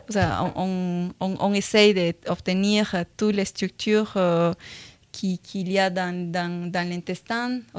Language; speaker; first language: French; non-native, fluent; Spanish